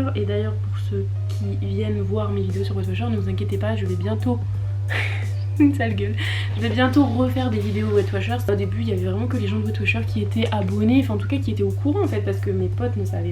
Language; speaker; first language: French; native; French